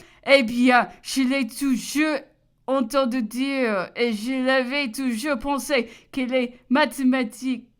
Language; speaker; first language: French; non-native, learner; English